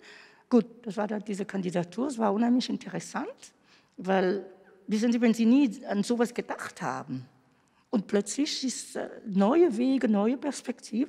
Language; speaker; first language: German; non-native, fluent; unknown